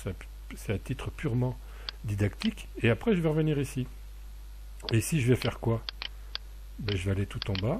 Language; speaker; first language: French; native; French